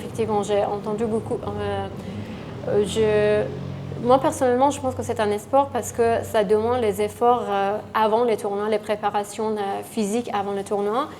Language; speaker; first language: French; non-native, fluent; Persian